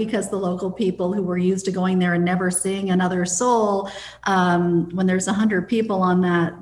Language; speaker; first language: English; native; English